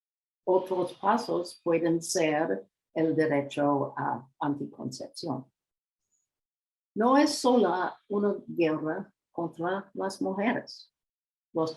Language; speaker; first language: Spanish; non-native, learner; English